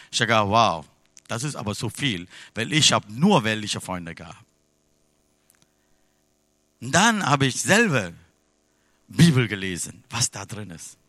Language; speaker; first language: German; non-native, fluent; Tamil